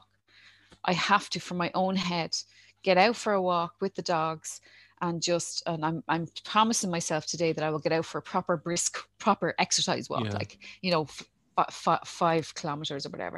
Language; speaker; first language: English; native; English